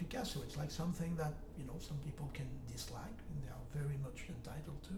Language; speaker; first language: English; non-native, fluent; French